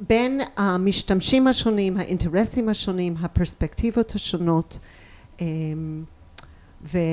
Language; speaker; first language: Hebrew; non-native, fluent; English